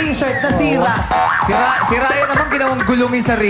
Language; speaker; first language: Filipino; native; Filipino